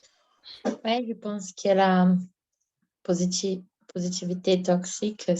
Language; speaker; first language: French; non-native, learner; Portuguese